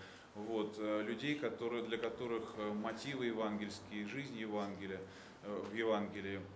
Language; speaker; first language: Russian; native; Russian